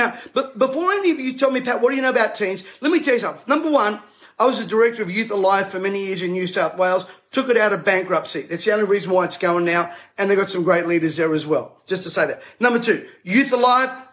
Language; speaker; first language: English; native; English